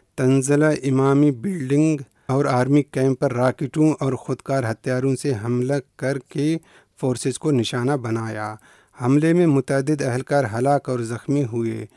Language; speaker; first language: Urdu; non-native, local second language; Baluchi